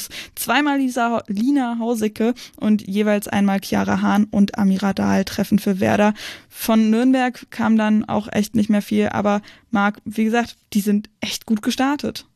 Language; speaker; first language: German; native; German